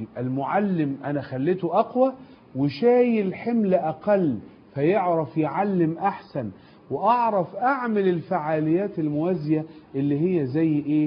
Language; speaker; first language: Arabic; native; Arabic